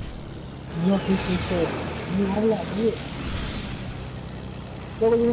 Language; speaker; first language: Spanish; native; Spanish